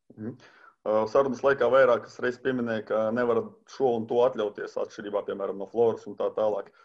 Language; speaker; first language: Latvian; native; Latvian